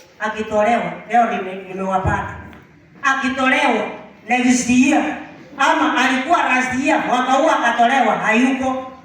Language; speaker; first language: Swahili; non-native, local second language; Gusii